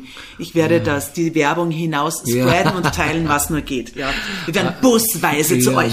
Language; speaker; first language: German; native; German